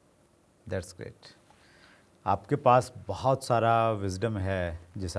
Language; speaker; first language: Hindi; native; Hindi